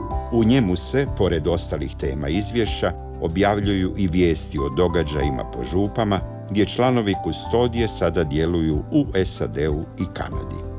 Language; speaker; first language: Croatian; native; Croatian